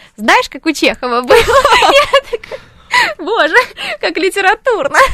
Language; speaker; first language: Russian; non-native, local second language; Ukrainian